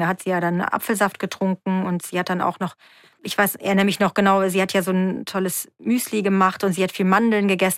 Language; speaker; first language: German; native; German